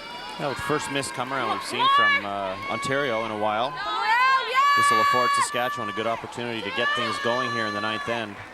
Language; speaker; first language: English; native; English